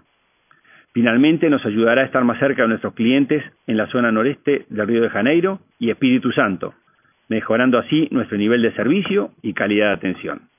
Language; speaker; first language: Spanish; native; Spanish